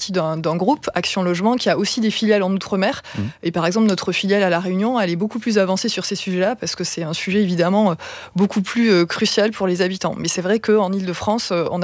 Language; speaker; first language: French; native; French